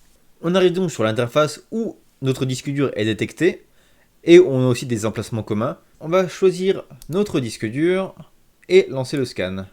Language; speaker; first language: French; native; French